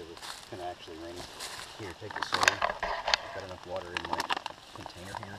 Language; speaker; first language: English; native; English